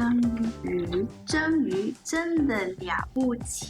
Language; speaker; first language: Chinese; non-native, learner; English